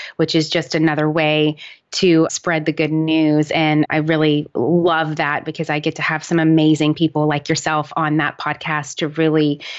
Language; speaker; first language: English; native; English